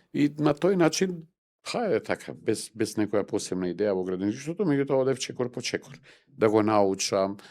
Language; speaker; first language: Macedonian; native; Macedonian